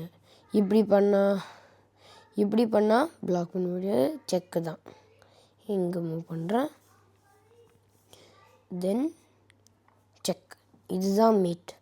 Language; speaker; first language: Tamil; early bilingual, heritage; Tamil